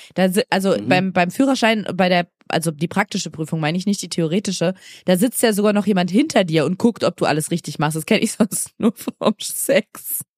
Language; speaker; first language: German; native; German